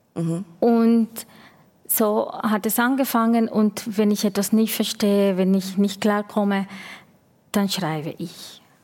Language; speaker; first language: German; non-native, fluent; Spanish